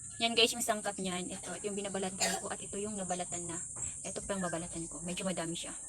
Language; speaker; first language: Filipino; non-native, local second language; Bikol